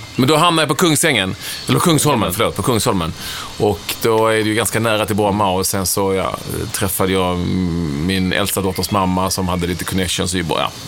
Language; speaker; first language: Swedish; native; Swedish